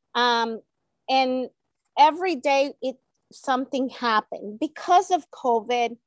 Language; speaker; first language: English; non-native, fluent; Spanish